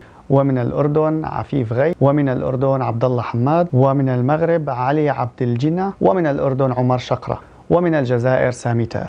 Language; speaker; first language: Arabic; early bilingual, heritage; Arabic